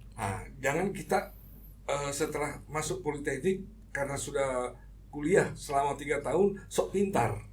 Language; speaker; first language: Indonesian; native; Indonesian